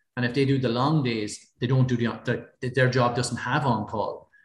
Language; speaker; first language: English; native; English